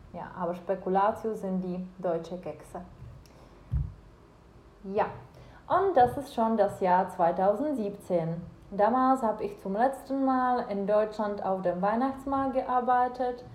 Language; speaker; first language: German; non-native, fluent; Czech